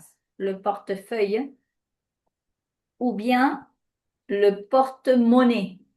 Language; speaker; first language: French; non-native, fluent; Spanish